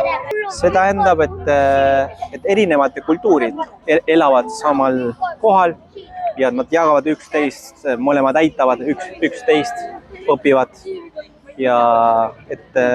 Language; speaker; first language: Estonian; non-native, fluent; Spanish